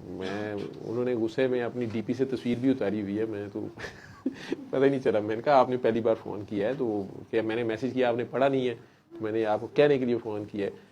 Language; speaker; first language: Urdu; non-native, local second language; Punjabi